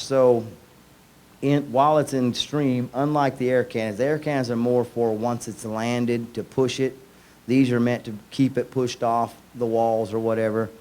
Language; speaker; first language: English; native; English